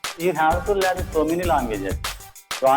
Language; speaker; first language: English; non-native, local second language; Telugu